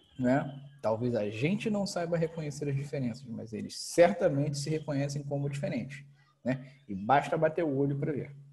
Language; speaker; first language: Portuguese; native; Portuguese